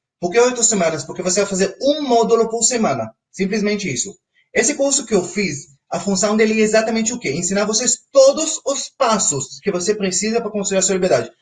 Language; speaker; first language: Portuguese; non-native, fluent; Hebrew